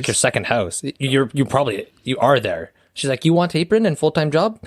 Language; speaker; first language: English; native; English